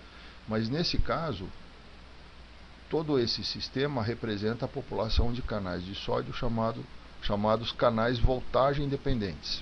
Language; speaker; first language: Portuguese; native; Portuguese